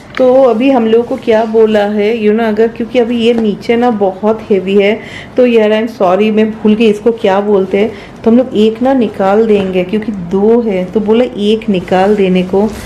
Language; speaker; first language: Hindi; non-native, local second language; Bangla